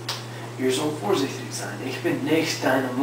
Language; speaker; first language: German; non-native, learner; English